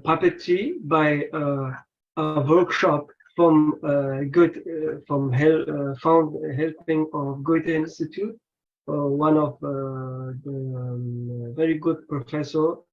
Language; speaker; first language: English; non-native, learner; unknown